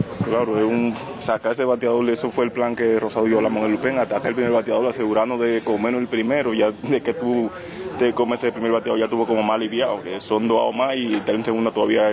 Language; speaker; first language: Spanish; native; Spanish